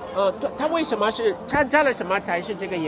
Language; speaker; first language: Chinese; non-native, fluent; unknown